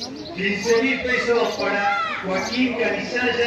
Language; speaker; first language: Spanish; native; Spanish